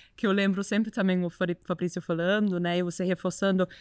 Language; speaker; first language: Portuguese; non-native, fluent; German